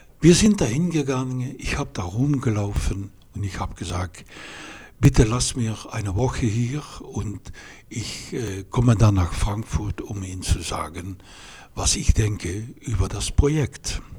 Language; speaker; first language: German; non-native, fluent; Dutch